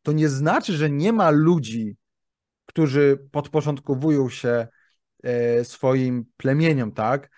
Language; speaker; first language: Polish; native; Polish